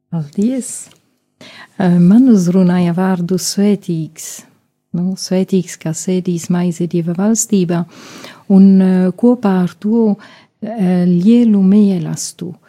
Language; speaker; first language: Latvian; non-native, fluent; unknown